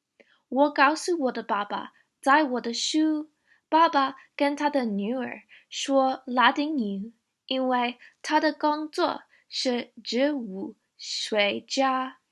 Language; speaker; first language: Chinese; non-native, learner; English